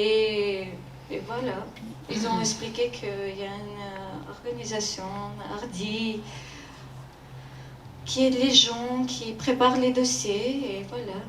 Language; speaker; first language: French; non-native, learner; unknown